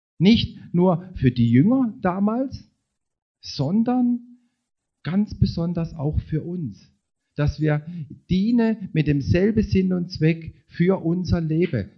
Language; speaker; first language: German; native; German